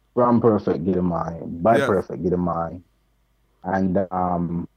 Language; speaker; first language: English; non-native, local second language; Jamaican Creole English